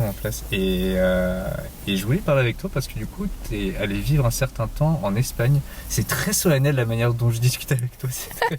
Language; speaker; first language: French; native; French